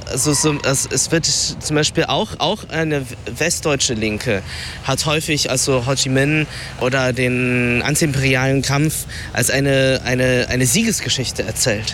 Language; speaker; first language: German; early bilingual, other home language; Vietnamese